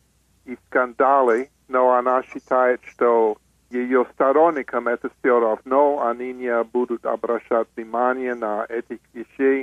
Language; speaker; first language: Russian; non-native, fluent; English